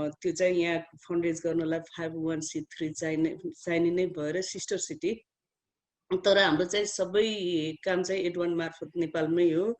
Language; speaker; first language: Nepali; native; Nepali